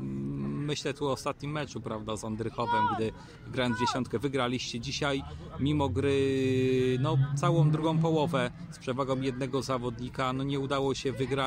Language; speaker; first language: Polish; native; Polish